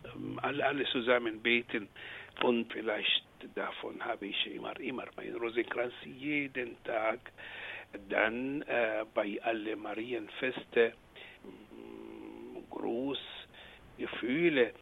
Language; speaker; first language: German; non-native, fluent; Arabic